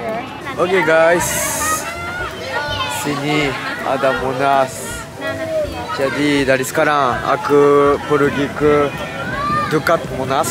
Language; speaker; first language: Indonesian; non-native, learner; Japanese